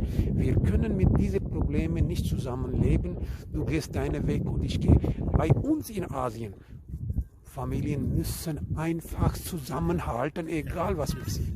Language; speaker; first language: German; non-native, learner; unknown